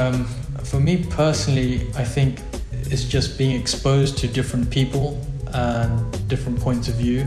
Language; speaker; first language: English; native; English